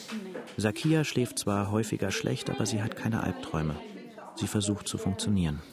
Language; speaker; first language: German; native; German